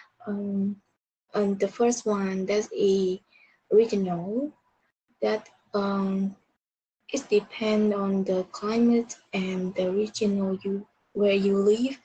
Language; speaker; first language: English; non-native, learner; Vietnamese